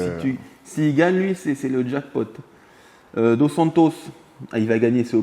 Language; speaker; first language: French; native; French